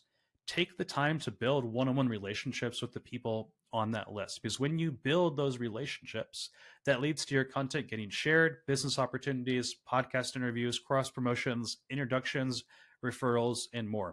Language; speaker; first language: English; native; English